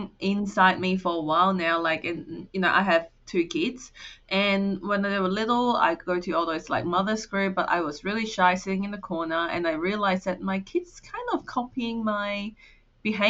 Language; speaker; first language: English; non-native, local second language; Cantonese